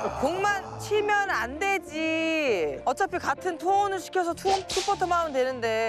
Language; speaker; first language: Korean; native; Korean